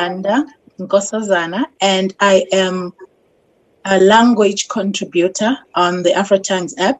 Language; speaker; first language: English; non-native, local second language; Xhosa